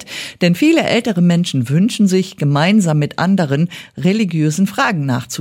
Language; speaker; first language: German; native; German